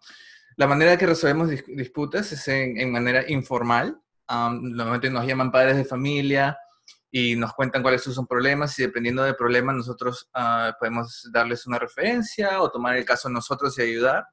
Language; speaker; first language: Spanish; non-native, fluent; English